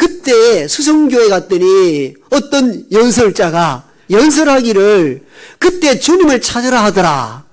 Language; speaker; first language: Korean; native; Korean